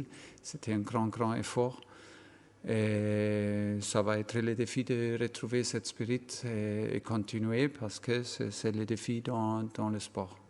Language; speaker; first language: French; non-native, fluent; German